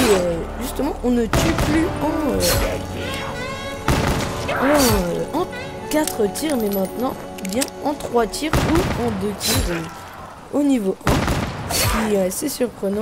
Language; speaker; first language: French; native; French